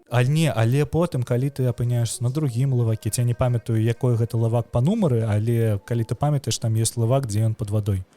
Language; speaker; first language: Belarusian; non-native, local second language; Russian